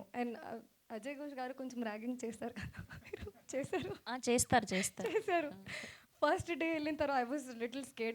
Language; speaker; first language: Telugu; non-native, local second language; Hindi